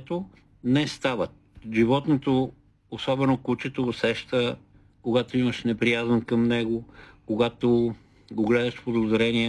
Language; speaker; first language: Bulgarian; native; Bulgarian